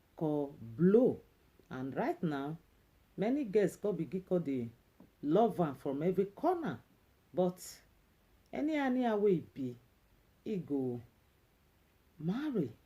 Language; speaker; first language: Nigerian Pidgin; native; Nigerian Pidgin